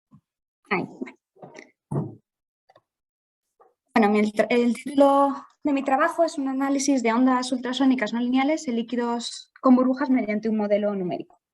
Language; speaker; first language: Spanish; native; Spanish